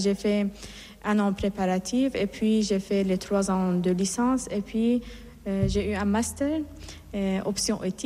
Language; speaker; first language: French; non-native, fluent; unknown